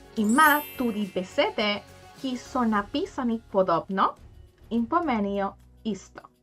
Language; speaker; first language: Slovenian; non-native, fluent; Spanish